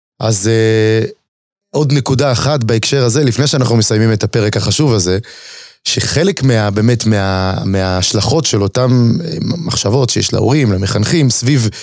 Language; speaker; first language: Hebrew; native; Hebrew